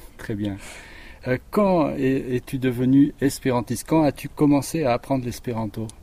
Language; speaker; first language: French; native; French